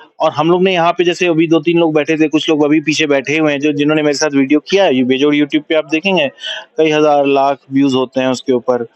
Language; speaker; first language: Hindi; non-native, local second language; Bhojpuri